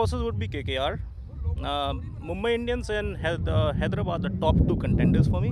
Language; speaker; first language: English; non-native, local second language; Hindi